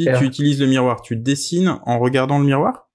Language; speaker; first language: French; native; French